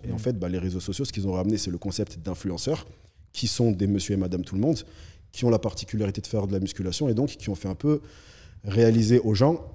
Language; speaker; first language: French; native; French